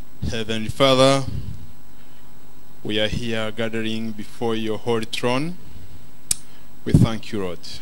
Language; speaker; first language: English; non-native, local second language; Kinyarwanda